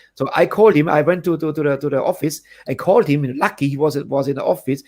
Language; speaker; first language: English; non-native, fluent; German